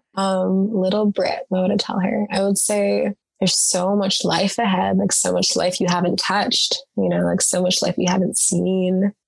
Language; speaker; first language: English; native; English